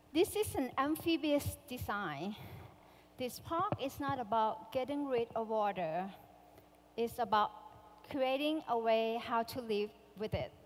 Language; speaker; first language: English; non-native, fluent; Thai